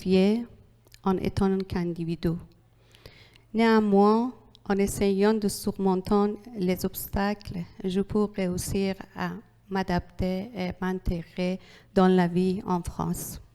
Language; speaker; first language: French; non-native, learner; Persian